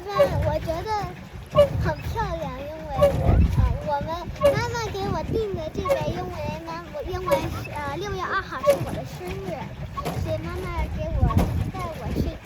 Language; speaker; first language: Chinese; early bilingual, heritage; Chinese